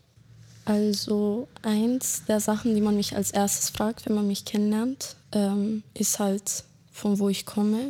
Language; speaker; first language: German; early bilingual, other home language; Bosnian